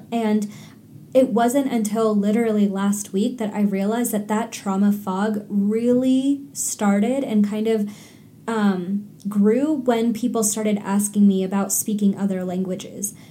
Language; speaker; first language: English; native; English